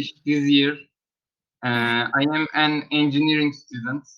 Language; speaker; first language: English; non-native, learner; Turkish